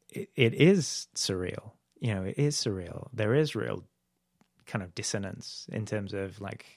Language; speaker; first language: English; native; English